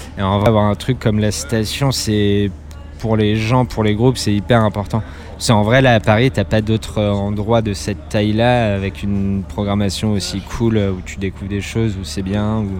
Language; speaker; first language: French; native; French